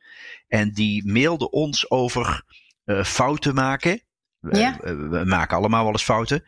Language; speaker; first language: Dutch; native; Dutch